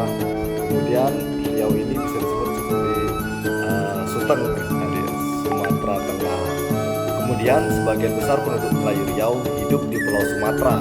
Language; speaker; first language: Indonesian; non-native, local second language; Malay